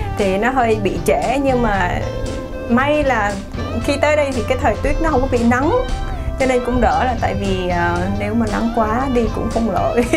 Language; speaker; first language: Vietnamese; early bilingual, heritage; Vietnamese